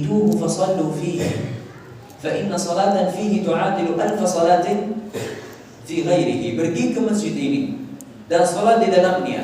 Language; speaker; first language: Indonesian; non-native, fluent; Arabic